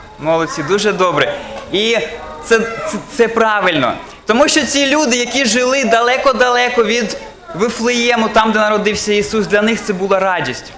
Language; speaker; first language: Ukrainian; non-native, local second language; Russian